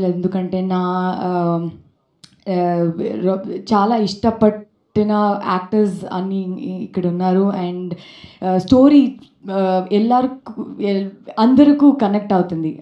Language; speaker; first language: Telugu; non-native, learner; Kannada